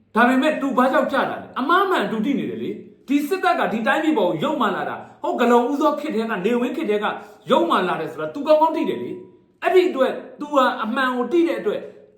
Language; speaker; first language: Burmese; native; Burmese